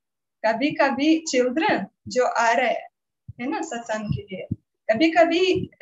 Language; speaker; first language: Hindi; non-native, learner; Russian